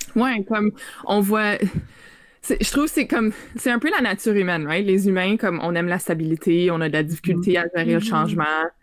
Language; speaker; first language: French; native; French